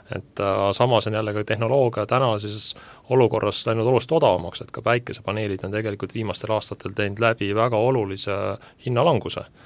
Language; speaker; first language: Estonian; native; Estonian